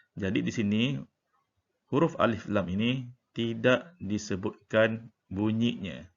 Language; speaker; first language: Malay; native; Malay